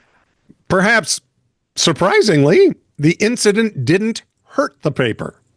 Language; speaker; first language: English; native; English